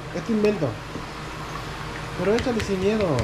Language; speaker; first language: Spanish; native; Spanish